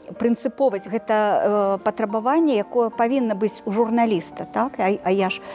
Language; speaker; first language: Belarusian; native; Belarusian